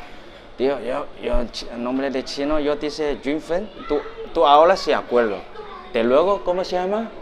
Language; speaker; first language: Spanish; non-native, learner; Chinese